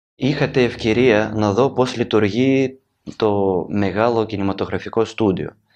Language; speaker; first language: Greek; non-native, learner; Ukrainian